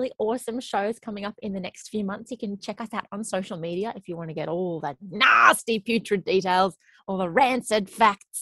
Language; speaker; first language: English; native; English